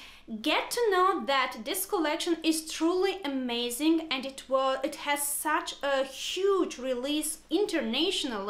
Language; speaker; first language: English; non-native, fluent; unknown